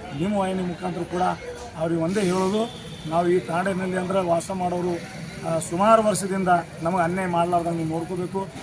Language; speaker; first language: Kannada; non-native, local second language; Lambadi